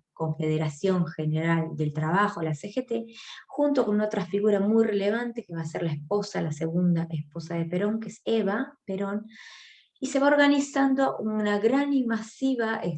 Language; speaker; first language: Spanish; native; Spanish